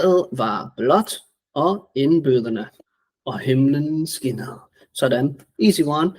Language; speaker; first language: Danish; native; Danish